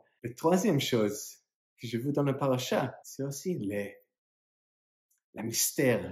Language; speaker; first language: French; non-native, fluent; English